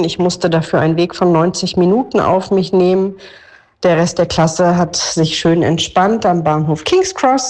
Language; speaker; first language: German; native; German